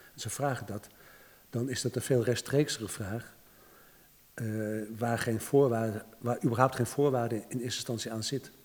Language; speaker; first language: Dutch; native; Dutch